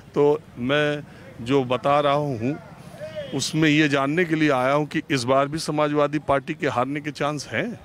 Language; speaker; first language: Hindi; native; Hindi